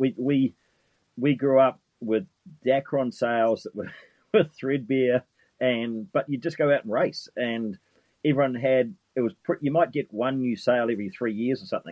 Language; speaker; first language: English; native; English